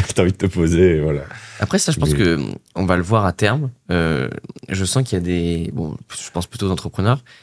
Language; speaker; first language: French; native; French